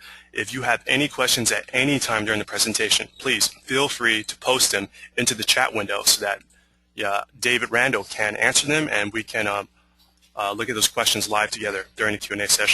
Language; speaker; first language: English; native; English